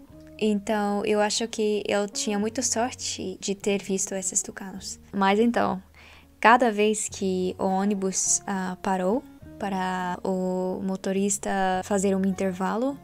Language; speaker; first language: Portuguese; non-native, learner; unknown